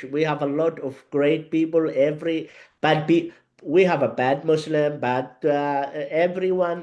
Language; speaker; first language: English; non-native, learner; Arabic